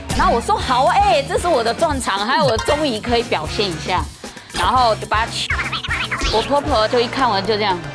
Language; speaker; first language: Chinese; early bilingual, heritage; Portuguese